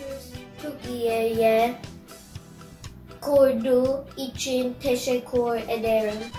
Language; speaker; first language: Turkish; early bilingual, heritage; Turkish